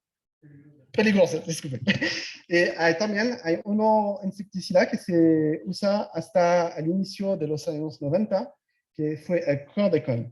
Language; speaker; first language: Spanish; non-native, fluent; French